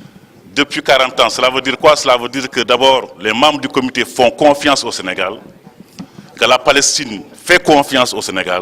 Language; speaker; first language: French; non-native, local second language; Wolof